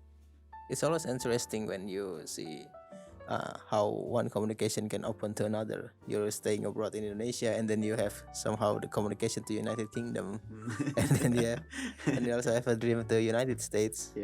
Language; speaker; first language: English; non-native, learner; Indonesian